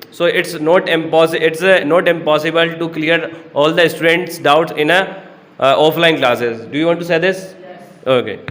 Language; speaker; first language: English; non-native, fluent; Hindi